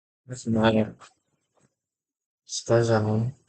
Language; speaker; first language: Russian; non-native, learner; English